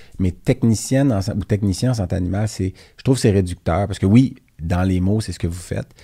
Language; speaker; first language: French; native; French